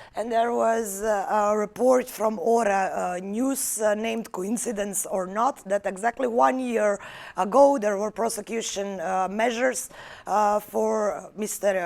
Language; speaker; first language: English; non-native, fluent; Macedonian